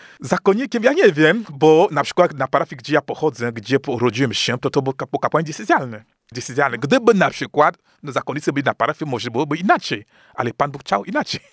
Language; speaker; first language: Polish; non-native, fluent; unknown